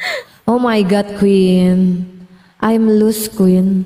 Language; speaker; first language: English; non-native, learner; Indonesian